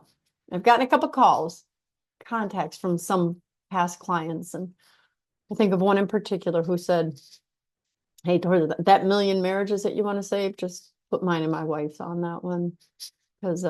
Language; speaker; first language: English; native; English